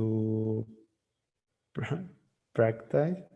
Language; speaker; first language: English; non-native, learner; Spanish